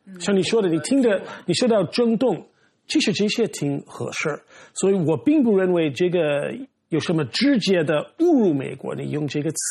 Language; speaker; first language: Chinese; non-native, fluent; English